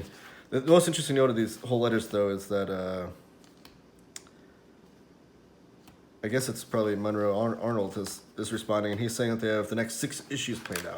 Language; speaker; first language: English; native; English